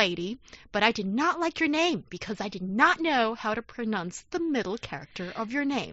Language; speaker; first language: English; non-native, fluent; Chinese